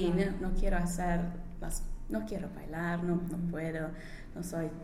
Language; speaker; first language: Spanish; non-native, learner; English